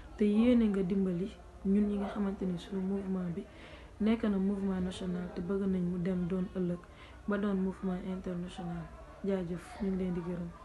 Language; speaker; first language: Wolof; native; Wolof